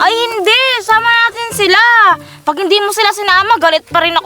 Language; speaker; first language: Filipino; native; Filipino